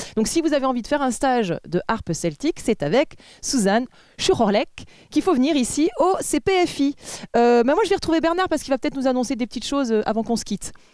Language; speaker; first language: French; native; French